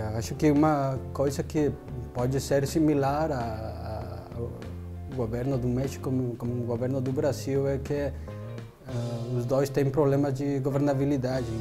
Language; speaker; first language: Portuguese; non-native, fluent; Spanish